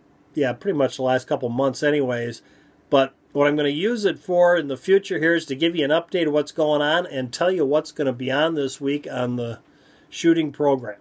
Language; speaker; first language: English; native; English